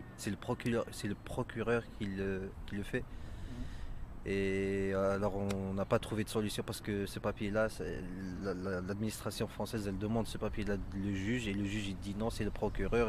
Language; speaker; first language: French; non-native, local second language; Arabic